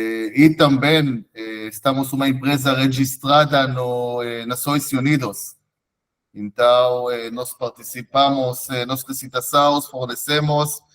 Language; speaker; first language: Portuguese; non-native, fluent; Hebrew